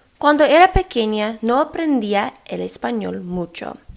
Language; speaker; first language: Spanish; early bilingual, heritage; English